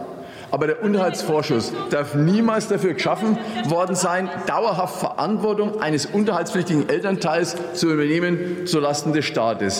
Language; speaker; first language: German; native; German